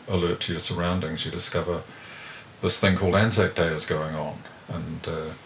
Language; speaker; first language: English; native; English